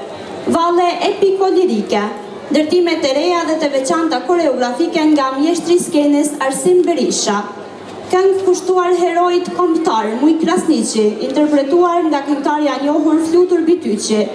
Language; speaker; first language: Albanian; native; Albanian